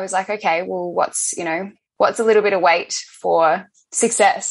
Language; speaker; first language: English; native; English